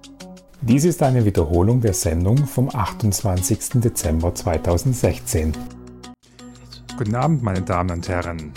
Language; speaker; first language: German; native; German